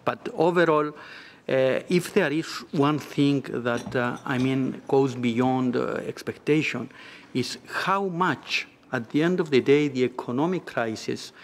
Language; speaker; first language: English; non-native, fluent; Greek